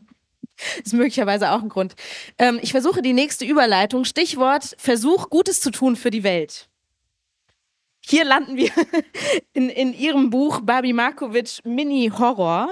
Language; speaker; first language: German; native; German